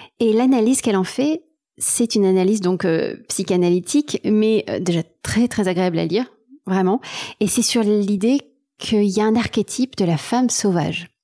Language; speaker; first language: French; native; French